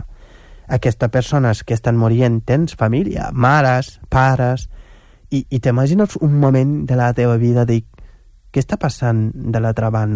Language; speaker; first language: Catalan; non-native, local second language; Wolof